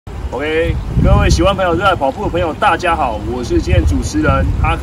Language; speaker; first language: Chinese; native; Chinese